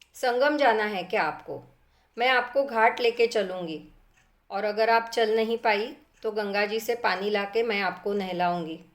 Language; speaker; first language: Hindi; non-native, local second language; Marathi